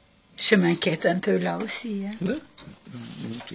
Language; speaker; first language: French; non-native, fluent; Dutch